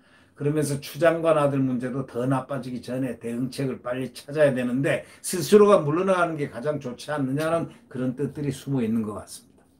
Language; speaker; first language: Korean; native; Korean